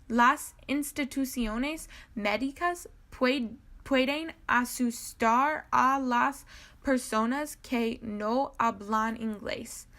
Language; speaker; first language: Spanish; non-native, learner; English